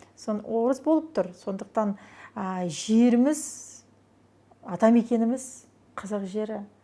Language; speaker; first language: Kazakh; non-native, local second language; Russian